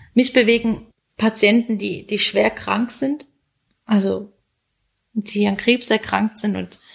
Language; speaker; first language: German; native; German